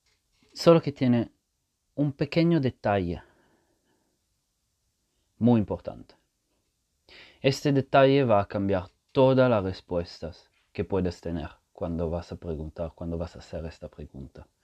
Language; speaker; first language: Spanish; non-native, fluent; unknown